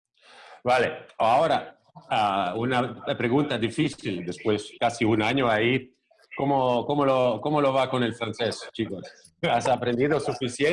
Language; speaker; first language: Spanish; non-native, fluent; Croatian